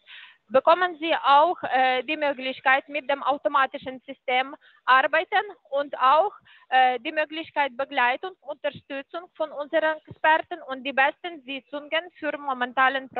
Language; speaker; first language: German; non-native, fluent; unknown